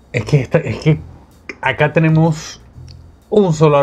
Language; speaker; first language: Spanish; native; Spanish